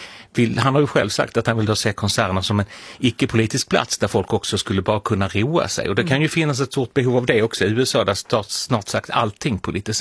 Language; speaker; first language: Swedish; native; Swedish